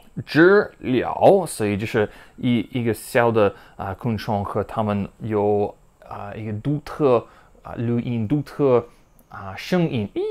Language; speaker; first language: Chinese; non-native, learner; English